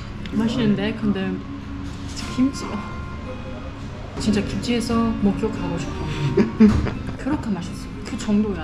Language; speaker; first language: Korean; non-native, fluent; German